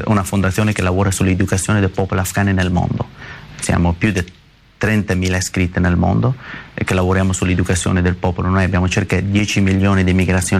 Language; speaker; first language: Italian; non-native, learner; Persian